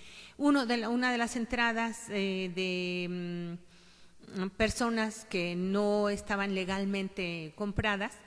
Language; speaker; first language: Spanish; native; Spanish